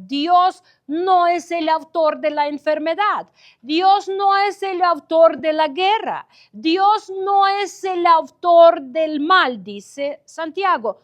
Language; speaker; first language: Spanish; non-native, fluent; Ukrainian